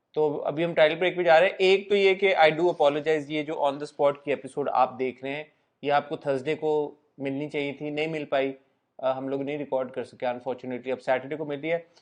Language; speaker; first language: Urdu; native; Urdu